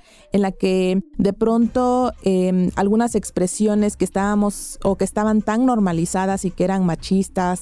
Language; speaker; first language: Spanish; native; Spanish